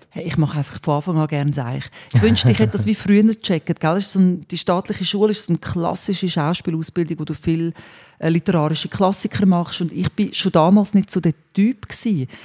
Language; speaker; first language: German; early bilingual, other home language; Swiss German